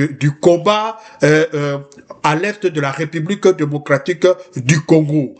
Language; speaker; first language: French; non-native, local second language; Lingala